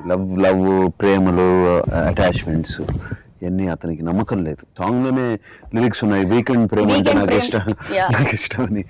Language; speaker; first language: Telugu; native; Telugu